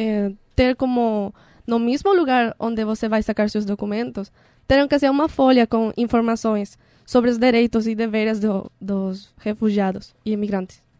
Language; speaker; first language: Portuguese; non-native, learner; Spanish